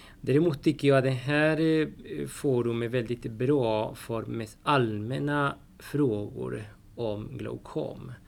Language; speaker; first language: Swedish; non-native, fluent; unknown